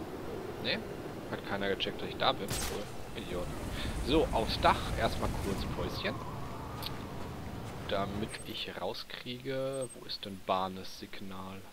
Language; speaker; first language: German; native; German